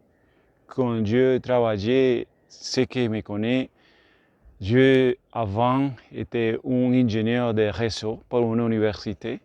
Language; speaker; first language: French; non-native, learner; Spanish